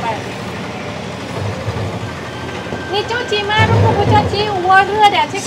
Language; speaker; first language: Chinese; non-native, fluent; Indonesian